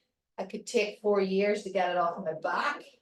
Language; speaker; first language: English; native; English